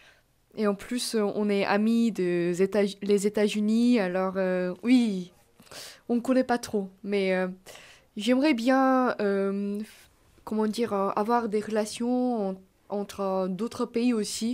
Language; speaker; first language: French; non-native, fluent; Korean